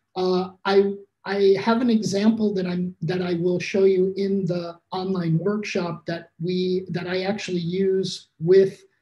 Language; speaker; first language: English; native; English